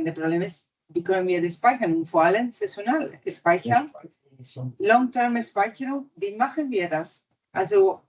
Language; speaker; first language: German; non-native, fluent; Italian